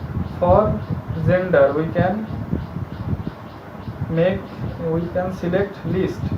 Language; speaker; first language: English; non-native, local second language; Bangla